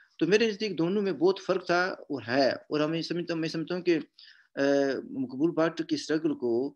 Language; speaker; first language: Urdu; non-native, local second language; Punjabi